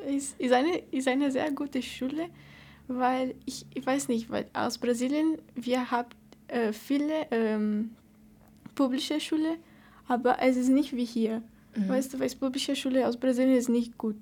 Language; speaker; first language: German; non-native, learner; Portuguese